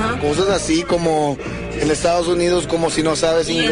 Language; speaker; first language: Spanish; early bilingual, heritage; English